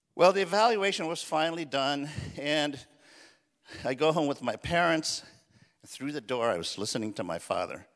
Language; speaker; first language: English; early bilingual, other home language; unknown